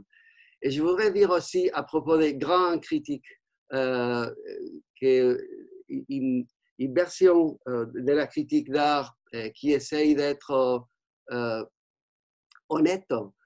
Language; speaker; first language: French; non-native, fluent; Spanish